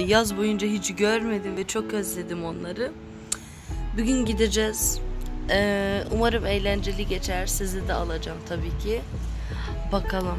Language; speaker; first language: Turkish; early bilingual, other home language; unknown